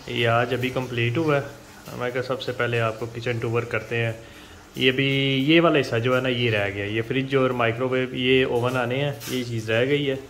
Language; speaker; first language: Urdu; non-native, local second language; Punjabi